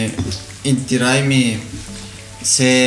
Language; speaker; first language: Ukrainian; non-native, learner; Spanish